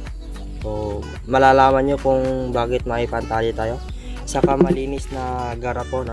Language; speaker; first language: Filipino; native; Filipino